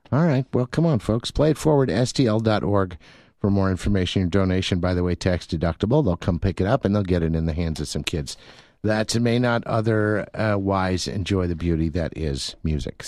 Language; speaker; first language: English; native; English